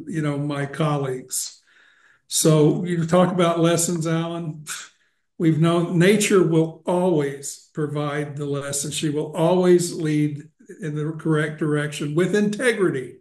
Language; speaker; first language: English; native; English